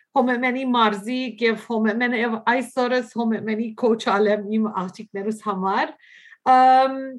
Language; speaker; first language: Armenian; early bilingual, heritage; Armenian